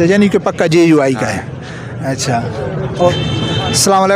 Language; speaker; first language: Urdu; native; Urdu